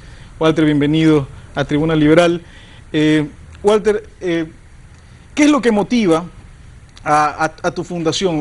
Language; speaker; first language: Spanish; native; Spanish